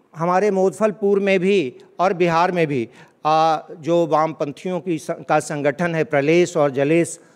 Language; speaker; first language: Hindi; native; Hindi